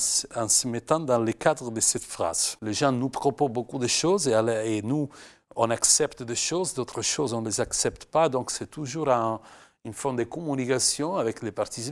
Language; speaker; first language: French; non-native, fluent; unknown